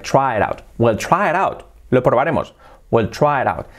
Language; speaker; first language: English; non-native, fluent; Spanish